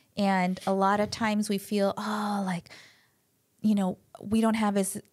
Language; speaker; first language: English; early bilingual, other home language; Korean